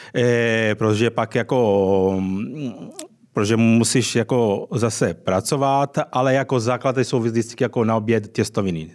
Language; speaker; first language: Czech; non-native, fluent; Italian